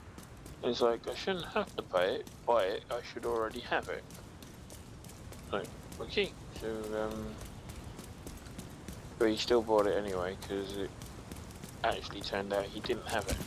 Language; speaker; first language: English; native; English